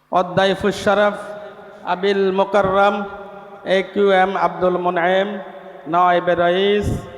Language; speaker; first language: Arabic; non-native, fluent; Bangla